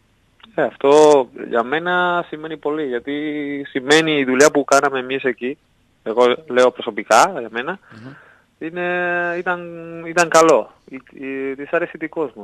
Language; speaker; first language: Greek; non-native, learner; Spanish